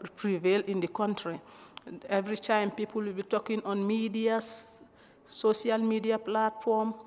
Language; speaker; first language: English; non-native, local second language; Mandingo